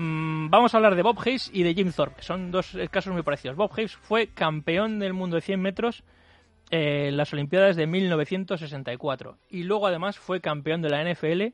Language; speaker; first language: Spanish; native; Spanish